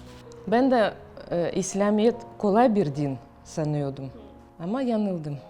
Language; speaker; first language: Turkish; non-native, fluent; Russian